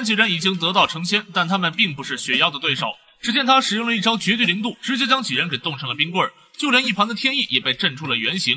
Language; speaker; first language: Chinese; native; Chinese